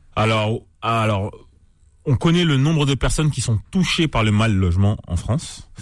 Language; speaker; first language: French; native; French